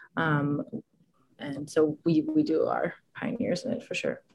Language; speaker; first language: English; non-native, fluent; Italian